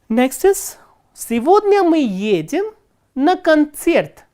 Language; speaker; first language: Russian; non-native, fluent; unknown